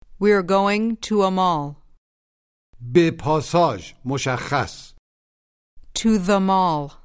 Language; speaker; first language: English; non-native, fluent; Persian